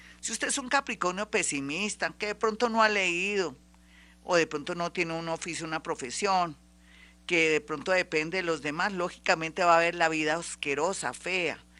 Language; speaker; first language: Spanish; native; Spanish